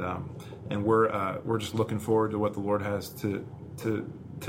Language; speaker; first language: English; native; English